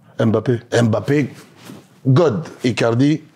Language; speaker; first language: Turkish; non-native, learner; French